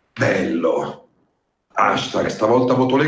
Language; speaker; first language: Italian; native; Italian